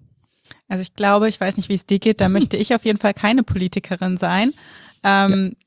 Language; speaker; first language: German; native; German